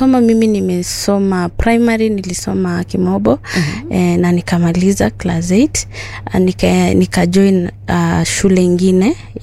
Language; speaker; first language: Swahili; non-native, local second language; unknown